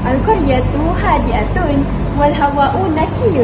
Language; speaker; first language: Arabic; non-native, learner; Malay